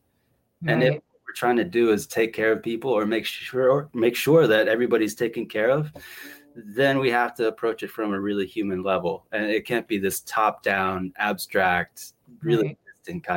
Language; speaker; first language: English; native; English